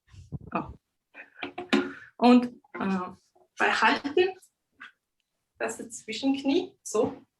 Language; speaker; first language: German; non-native, learner; Mongolian